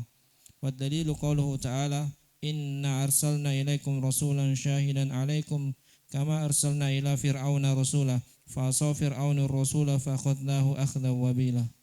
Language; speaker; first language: Arabic; non-native, learner; Indonesian